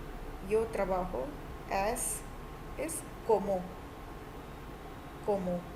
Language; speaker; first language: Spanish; non-native, fluent; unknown